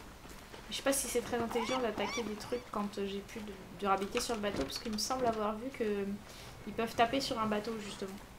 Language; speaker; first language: French; native; French